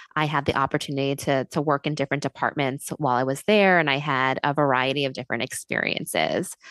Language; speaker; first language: English; native; English